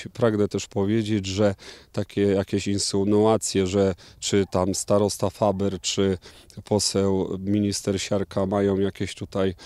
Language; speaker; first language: Polish; native; Polish